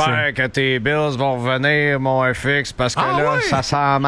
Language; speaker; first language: French; native; French